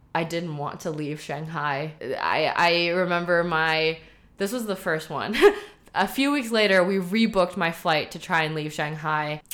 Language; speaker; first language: English; early bilingual, heritage; Chinese